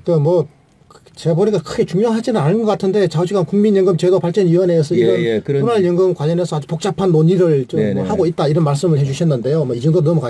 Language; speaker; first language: Korean; native; Korean